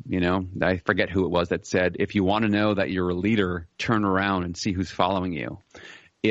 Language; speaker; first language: English; native; English